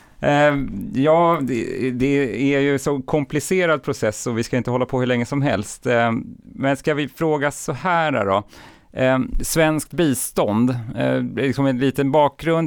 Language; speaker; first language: Swedish; native; Swedish